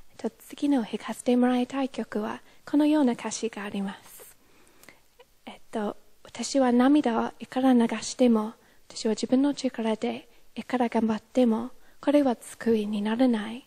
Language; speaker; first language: Japanese; non-native, fluent; English